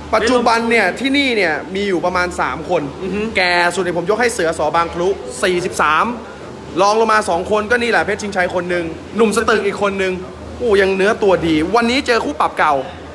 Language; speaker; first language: Thai; native; Thai